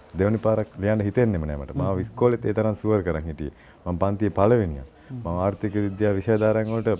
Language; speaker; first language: Sinhala; native; Sinhala